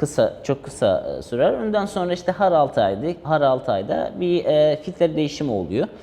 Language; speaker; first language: Turkish; non-native, fluent; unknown